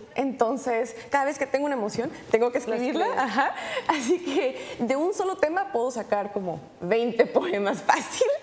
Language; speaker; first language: Spanish; native; Spanish